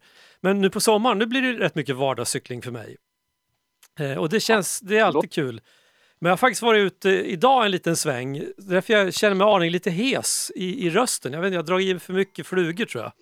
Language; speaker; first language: Swedish; native; Swedish